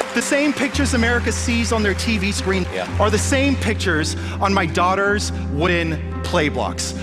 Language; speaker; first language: English; native; English